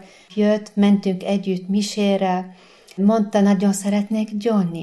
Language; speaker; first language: Hungarian; non-native, fluent; Arabic